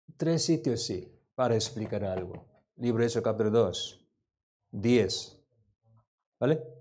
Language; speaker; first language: Spanish; non-native, learner; Korean